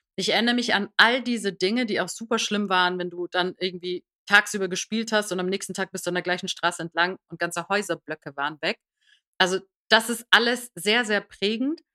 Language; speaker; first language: German; early bilingual, other home language; Persian